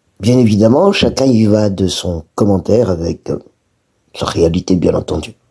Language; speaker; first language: French; non-native, local second language; Malagasy